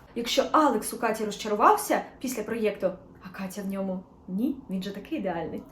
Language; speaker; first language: Ukrainian; non-native, local second language; Russian